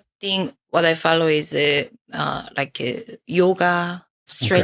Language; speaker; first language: English; non-native, fluent; Korean